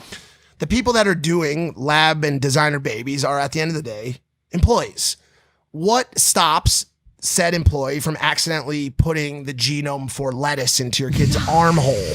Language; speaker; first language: English; native; English